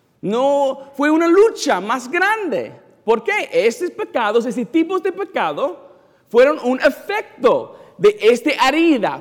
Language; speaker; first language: Spanish; non-native, learner; English